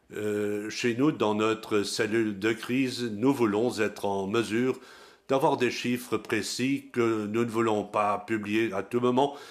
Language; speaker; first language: French; non-native, local second language; Luxembourgish